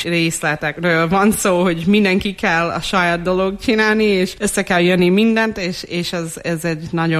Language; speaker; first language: Hungarian; non-native, fluent; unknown